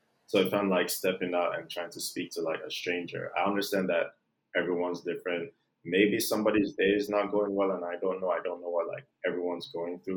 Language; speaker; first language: English; non-native, local second language; Jamaican Creole English